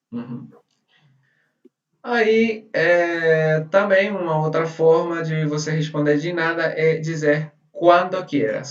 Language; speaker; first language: Portuguese; non-native, fluent; Spanish